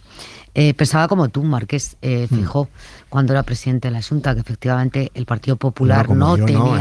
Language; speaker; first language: Spanish; native; Spanish